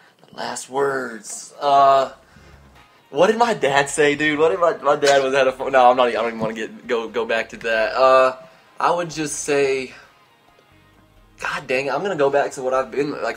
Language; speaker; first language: English; native; English